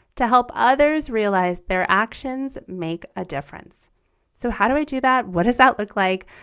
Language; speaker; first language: English; early bilingual, other home language; German